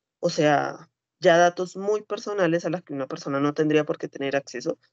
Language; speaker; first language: Spanish; native; Spanish